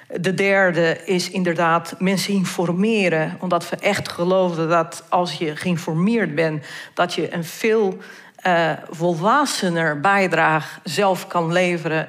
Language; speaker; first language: Dutch; non-native, fluent; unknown